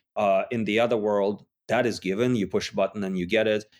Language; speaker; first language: English; non-native, fluent; Russian